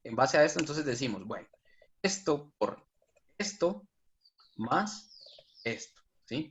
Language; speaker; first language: Spanish; native; Spanish